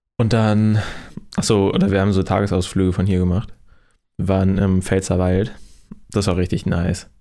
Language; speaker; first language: German; native; German